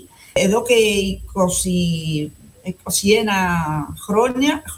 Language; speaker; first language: Greek; non-native, fluent; Spanish